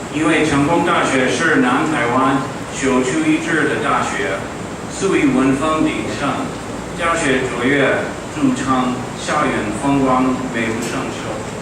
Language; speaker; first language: Chinese; non-native, fluent; English